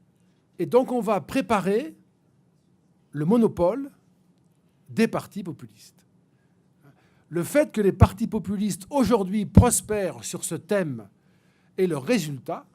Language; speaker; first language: French; native; French